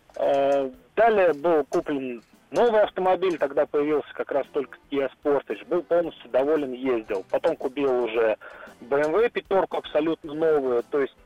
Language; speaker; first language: Russian; native; Russian